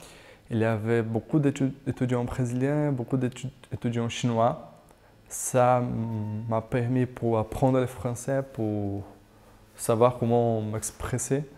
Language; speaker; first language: French; non-native, fluent; Portuguese